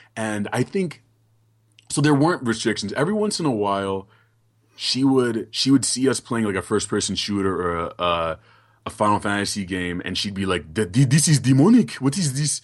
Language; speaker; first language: English; early bilingual, other home language; Haitian Creole